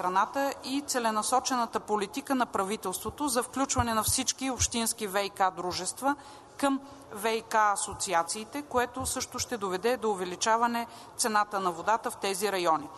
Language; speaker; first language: Bulgarian; native; Bulgarian